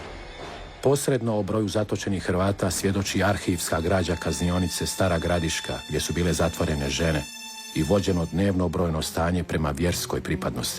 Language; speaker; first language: Croatian; native; Croatian